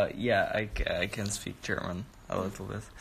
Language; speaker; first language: English; non-native, learner; Russian